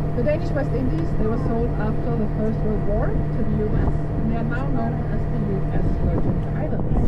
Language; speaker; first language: English; non-native, fluent; Danish